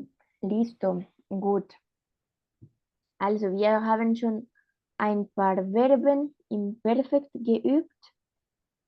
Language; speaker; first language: German; non-native, fluent; Spanish